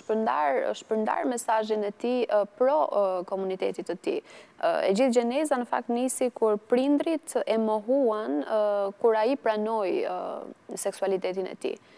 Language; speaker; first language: Albanian; native; Albanian